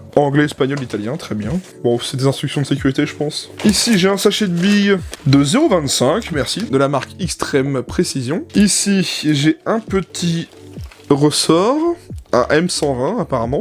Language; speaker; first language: French; native; French